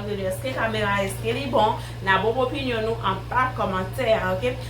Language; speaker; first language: French; non-native, learner; Haitian Creole